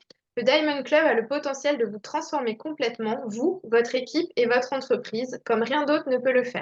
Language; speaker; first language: French; native; French